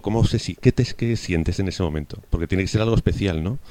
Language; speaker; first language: Spanish; native; Spanish